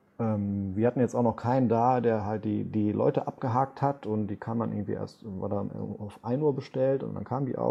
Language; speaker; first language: German; native; German